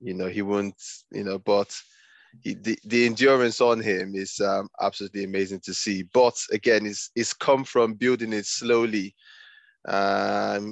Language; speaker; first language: English; non-native, local second language; Yoruba